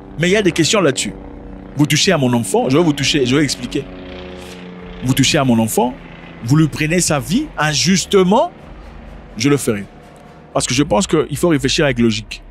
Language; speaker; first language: French; non-native, local second language; Lingala